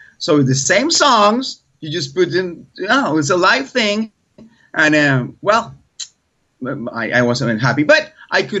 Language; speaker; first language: English; non-native, learner; Spanish